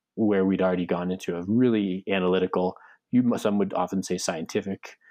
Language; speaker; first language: English; native; English